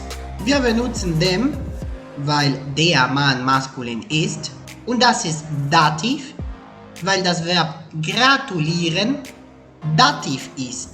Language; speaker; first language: German; non-native, fluent; Spanish